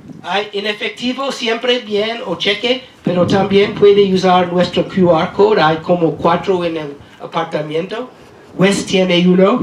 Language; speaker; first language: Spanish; non-native, learner; English